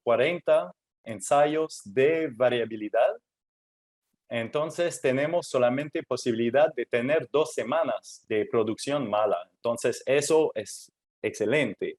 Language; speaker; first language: Spanish; non-native, fluent; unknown